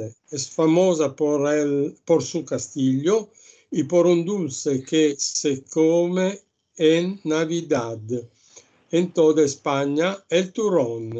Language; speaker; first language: Spanish; non-native, learner; Italian